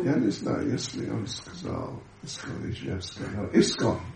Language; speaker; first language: Russian; non-native, learner; English